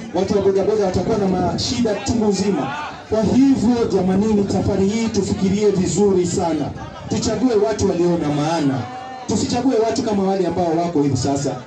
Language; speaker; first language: Swahili; native; Swahili